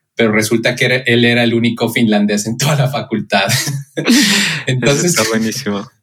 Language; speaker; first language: Spanish; native; Spanish